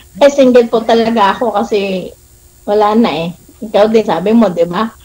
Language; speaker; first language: Filipino; non-native, local second language; Cebuano